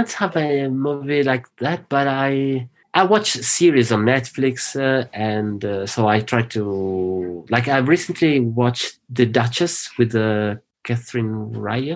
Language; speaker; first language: English; non-native, fluent; Italian